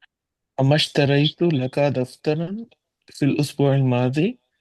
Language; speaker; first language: Arabic; non-native, learner; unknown